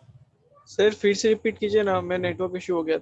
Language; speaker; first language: Hindi; native; Hindi